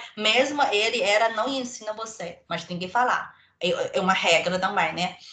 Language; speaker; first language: Portuguese; non-native, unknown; Chinese